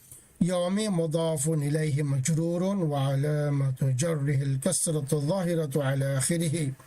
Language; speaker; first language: Arabic; non-native, fluent; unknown